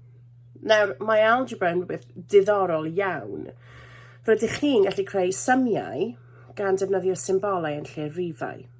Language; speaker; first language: Welsh; non-native, local second language; English